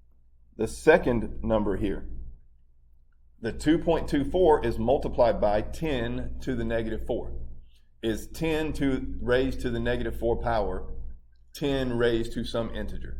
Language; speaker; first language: English; native; English